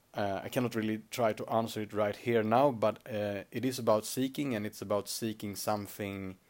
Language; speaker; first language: English; non-native, fluent; Swedish